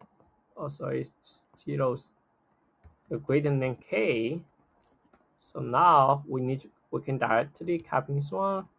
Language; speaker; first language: English; non-native, fluent; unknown